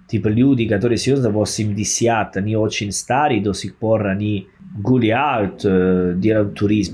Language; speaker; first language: Russian; non-native, learner; Italian